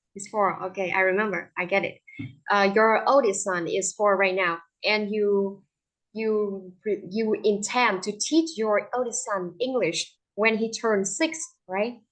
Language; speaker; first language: English; non-native, fluent; Vietnamese